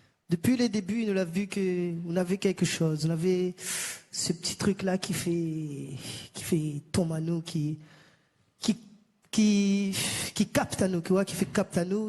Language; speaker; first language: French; non-native, local second language; Réunion Creole French